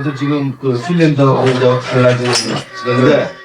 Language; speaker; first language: Korean; native; Korean